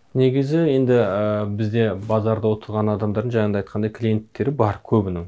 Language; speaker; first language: Kazakh; native; Kazakh